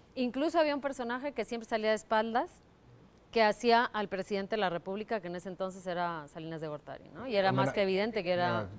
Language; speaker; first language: Spanish; native; Spanish